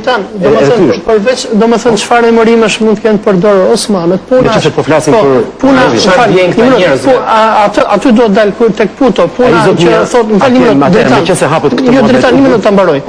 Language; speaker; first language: Albanian; native; Albanian